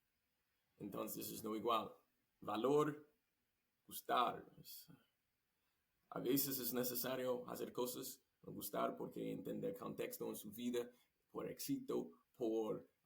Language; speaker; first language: Spanish; non-native, learner; English